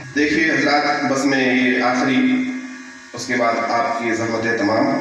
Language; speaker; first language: Urdu; native; Urdu